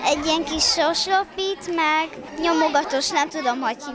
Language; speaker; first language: Hungarian; early bilingual, other home language; Chinese